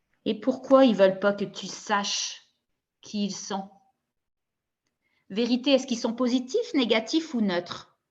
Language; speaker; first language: French; native; French